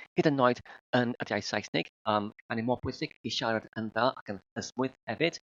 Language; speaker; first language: Welsh; non-native, learner; Filipino